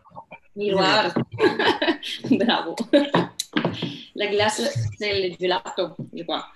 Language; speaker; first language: French; non-native, fluent; Italian